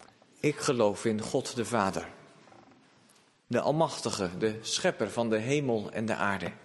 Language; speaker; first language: Dutch; native; Dutch